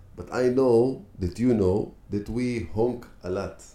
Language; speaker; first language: English; non-native, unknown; Hebrew